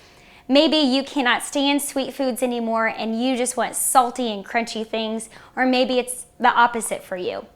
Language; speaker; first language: English; native; English